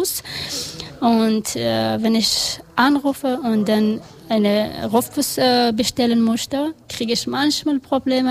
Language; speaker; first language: German; non-native, learner; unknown